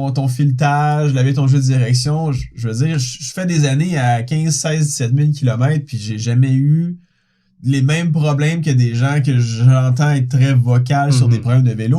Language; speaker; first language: French; native; French